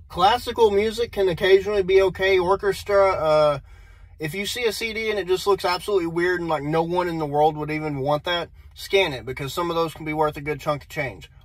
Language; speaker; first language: English; native; English